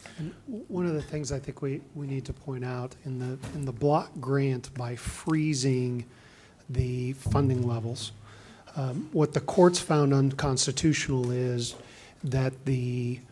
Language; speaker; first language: English; native; English